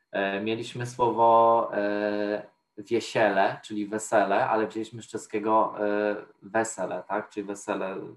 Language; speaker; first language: Polish; native; Polish